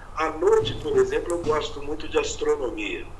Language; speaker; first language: Portuguese; native; Portuguese